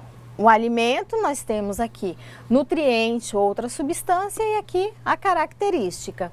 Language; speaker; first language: Portuguese; native; Portuguese